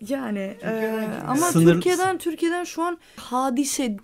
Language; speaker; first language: Turkish; non-native, fluent; Albanian